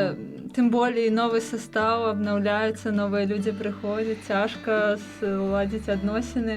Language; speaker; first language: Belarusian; non-native, local second language; Russian